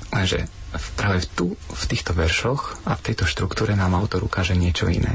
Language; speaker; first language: Slovak; native; Slovak